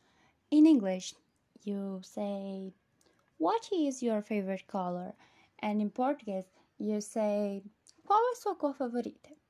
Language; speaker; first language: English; non-native, fluent; Portuguese